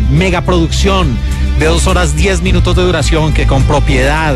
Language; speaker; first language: Spanish; native; Spanish